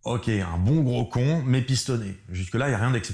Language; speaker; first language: French; native; French